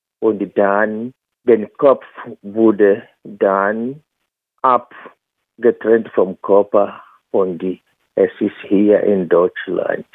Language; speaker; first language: German; non-native, fluent; Swahili